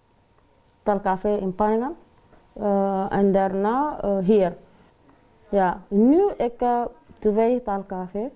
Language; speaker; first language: Dutch; non-native, learner; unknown